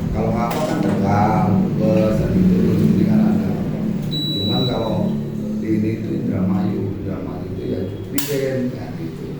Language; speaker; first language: Indonesian; non-native, local second language; Javanese